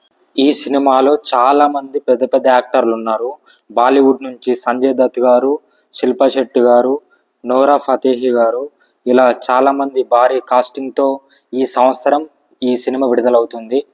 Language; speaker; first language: Telugu; native; Telugu